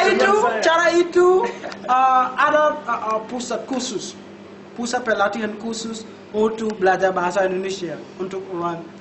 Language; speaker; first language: Indonesian; non-native, learner; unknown